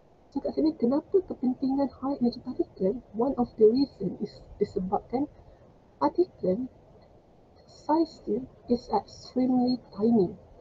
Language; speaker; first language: English; non-native, local second language; Malay